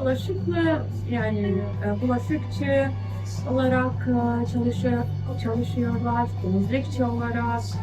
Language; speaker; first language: Turkish; non-native, learner; Ukrainian